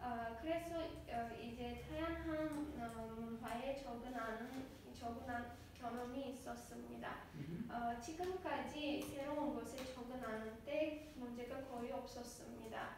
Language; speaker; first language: Korean; non-native, learner; Azerbaijani